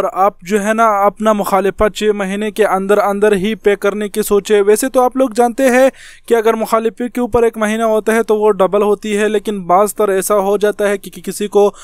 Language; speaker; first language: Urdu; non-native, local second language; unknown